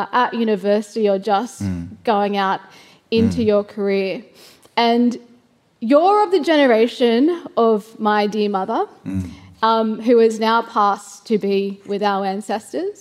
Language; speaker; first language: English; native; English